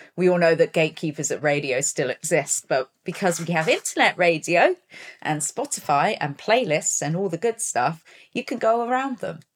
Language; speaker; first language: English; native; English